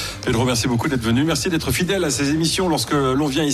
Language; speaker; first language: French; native; French